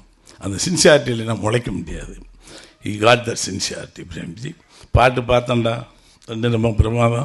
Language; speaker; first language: Tamil; native; Tamil